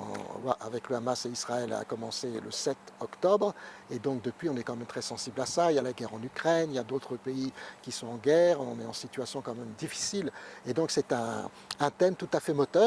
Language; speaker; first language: French; native; French